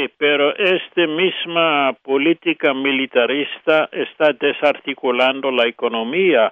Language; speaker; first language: Spanish; non-native, fluent; English